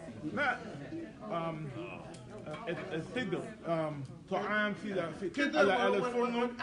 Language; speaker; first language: Arabic; non-native, learner; English